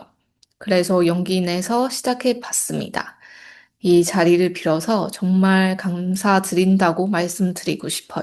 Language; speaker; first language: Korean; non-native, fluent; Chinese